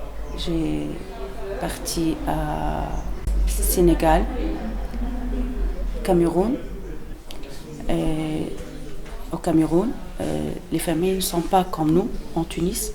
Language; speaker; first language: French; non-native, learner; Arabic